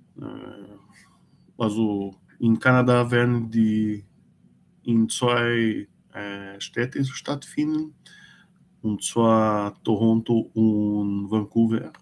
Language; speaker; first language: German; non-native, learner; Portuguese